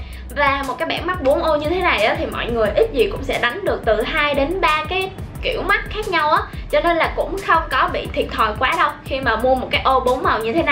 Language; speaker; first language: Vietnamese; native; Vietnamese